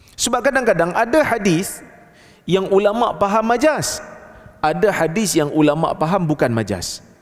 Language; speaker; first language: Malay; native; Malay